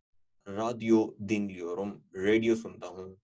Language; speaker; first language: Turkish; non-native, fluent; Urdu